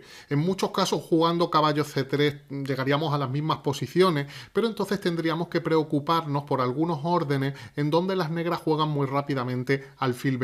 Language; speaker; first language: Spanish; native; Spanish